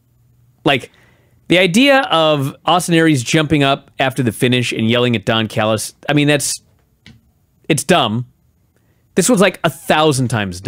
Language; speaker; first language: English; native; English